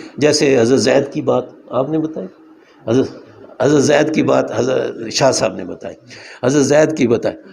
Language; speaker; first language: Urdu; non-native, local second language; Punjabi